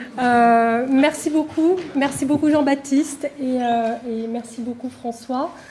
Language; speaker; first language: French; non-native, fluent; Portuguese